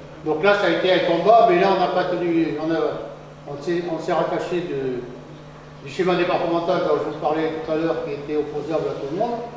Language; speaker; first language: French; native; French